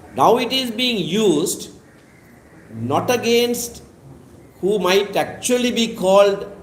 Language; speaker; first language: English; non-native, local second language; Tamil